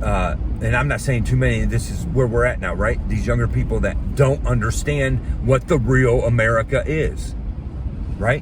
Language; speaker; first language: English; native; English